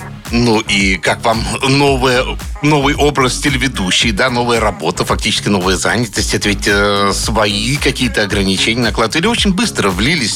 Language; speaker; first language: Russian; native; Russian